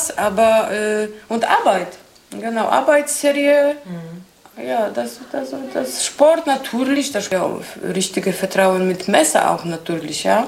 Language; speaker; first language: German; non-native, learner; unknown